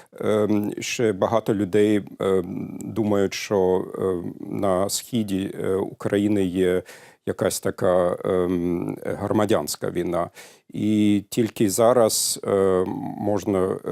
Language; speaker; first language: Ukrainian; non-native, fluent; German